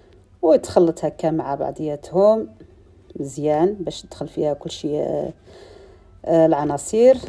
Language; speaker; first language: Arabic; native; Arabic